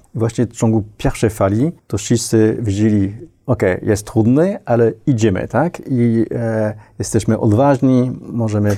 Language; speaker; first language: Polish; non-native, fluent; French